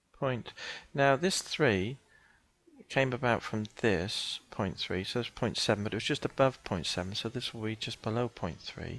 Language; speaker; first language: English; native; English